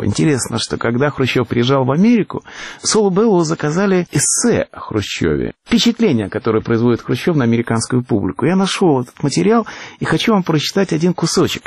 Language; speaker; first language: Russian; native; Russian